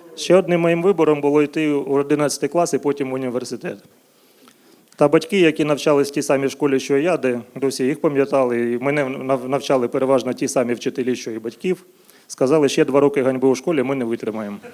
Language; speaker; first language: Ukrainian; native; Ukrainian